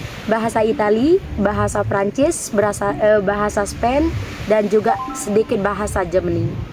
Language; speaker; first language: Indonesian; non-native, local second language; Sasak